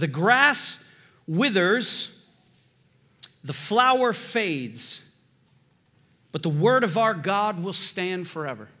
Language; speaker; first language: English; native; English